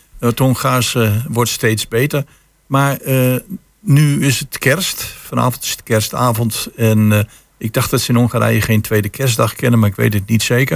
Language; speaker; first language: Dutch; native; Dutch